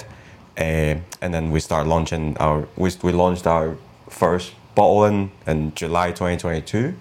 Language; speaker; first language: English; non-native, local second language; Cantonese